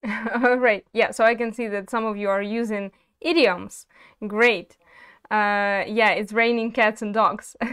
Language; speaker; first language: English; non-native, fluent; Ukrainian